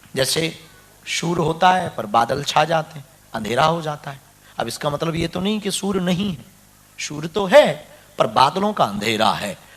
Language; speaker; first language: Hindi; native; Hindi